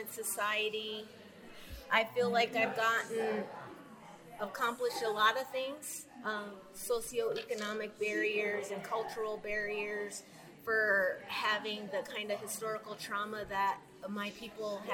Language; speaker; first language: English; native; English